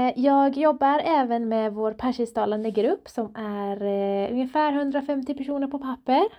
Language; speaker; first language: Swedish; non-native, fluent; Persian